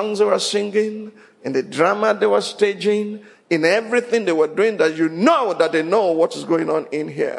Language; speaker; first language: English; non-native, local second language; Yoruba